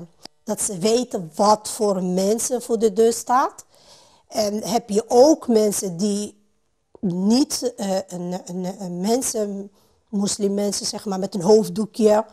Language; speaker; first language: Dutch; non-native, fluent; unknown